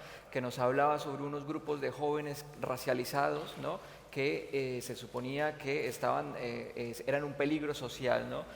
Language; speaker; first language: Spanish; native; Spanish